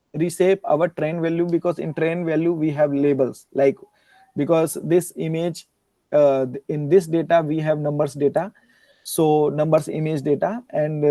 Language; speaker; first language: English; non-native, learner; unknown